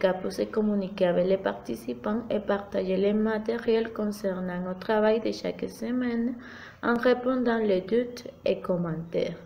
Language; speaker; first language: French; non-native, fluent; Spanish